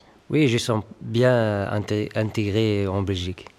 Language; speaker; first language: French; non-native, learner; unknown